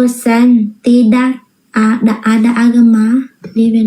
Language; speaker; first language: Indonesian; non-native, learner; Vietnamese